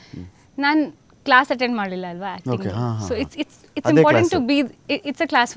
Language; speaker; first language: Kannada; non-native, fluent; Hindi